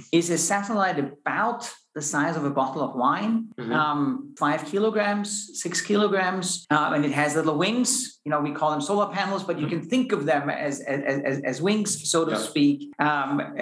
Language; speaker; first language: English; non-native, fluent; German